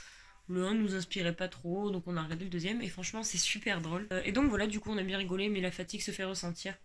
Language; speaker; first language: French; native; French